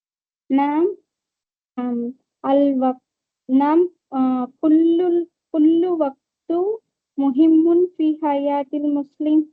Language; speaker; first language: Arabic; non-native, learner; Tamil